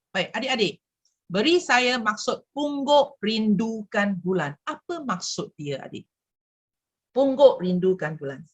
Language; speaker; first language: Malay; non-native, local second language; Chinese